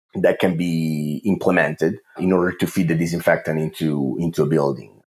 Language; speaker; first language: English; non-native, fluent; Italian